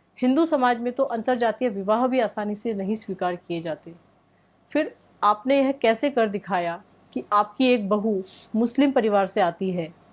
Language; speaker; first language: Hindi; native; Hindi